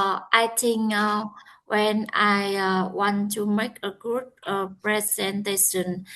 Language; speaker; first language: English; non-native, learner; Vietnamese